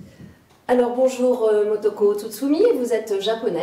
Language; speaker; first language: French; native; French